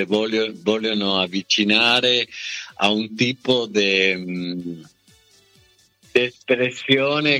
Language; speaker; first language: Italian; non-native, fluent; Spanish